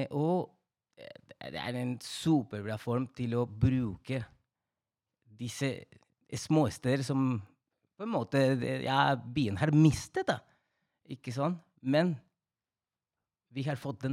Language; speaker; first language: Norwegian; non-native, fluent; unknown